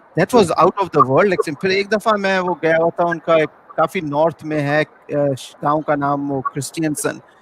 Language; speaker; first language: Urdu; non-native, local second language; Sindhi